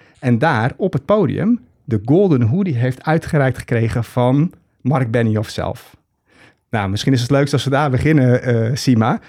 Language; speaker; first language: Dutch; native; Dutch